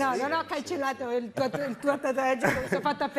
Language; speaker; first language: Italian; native; Italian